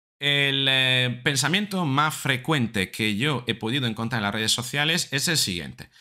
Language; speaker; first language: Spanish; non-native, fluent; Italian